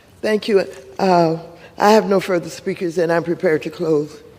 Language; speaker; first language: English; native; English